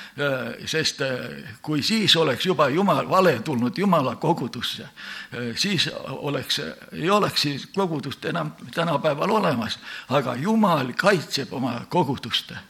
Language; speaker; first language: Estonian; native; Estonian